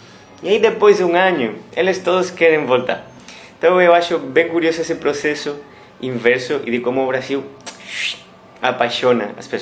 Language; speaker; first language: Portuguese; non-native, fluent; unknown